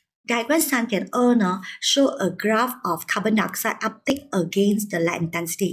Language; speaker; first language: English; non-native, local second language; Chinese